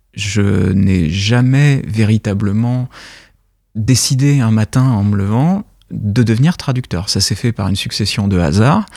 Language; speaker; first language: French; native; French